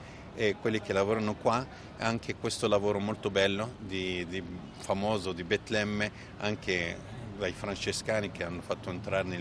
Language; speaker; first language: Italian; non-native, fluent; Arabic